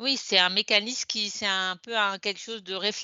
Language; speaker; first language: French; native; French